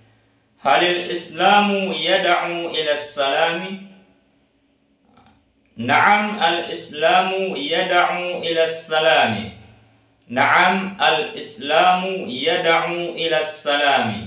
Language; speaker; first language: Arabic; non-native, fluent; Indonesian